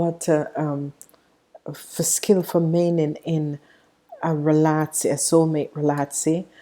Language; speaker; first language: Dutch; non-native, fluent; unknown